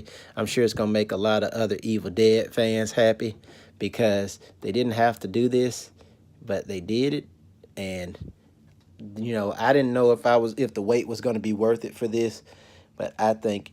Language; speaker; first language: English; native; English